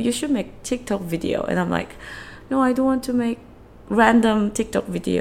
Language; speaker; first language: English; non-native, fluent; Korean